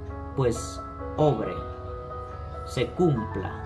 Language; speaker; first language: Spanish; native; Spanish